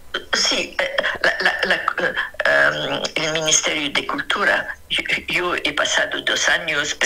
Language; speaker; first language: Spanish; non-native, fluent; Arabic